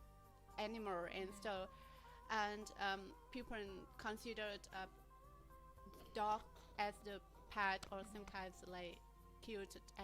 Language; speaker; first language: English; non-native, learner; Vietnamese